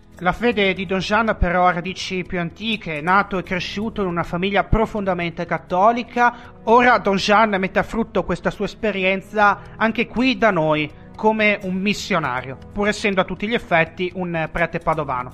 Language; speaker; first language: Italian; native; Italian